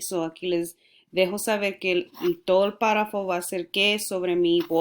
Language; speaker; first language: Spanish; early bilingual, heritage; Spanish